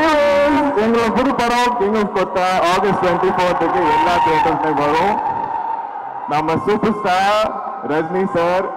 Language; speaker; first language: Tamil; non-native, local second language; Malayalam